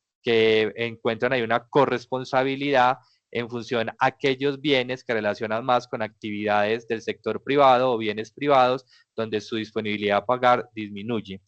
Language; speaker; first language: Spanish; native; Spanish